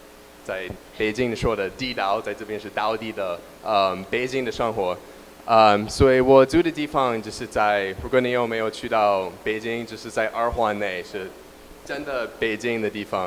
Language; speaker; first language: Chinese; non-native, learner; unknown